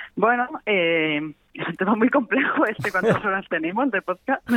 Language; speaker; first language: Spanish; non-native, local second language; Catalan